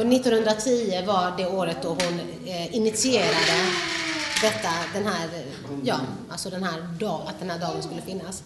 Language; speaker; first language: Swedish; early bilingual, other home language; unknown